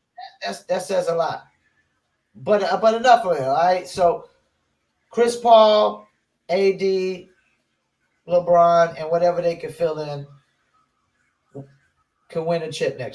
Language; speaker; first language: English; native; English